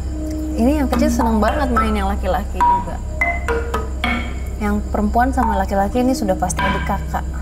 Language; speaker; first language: Indonesian; native; Indonesian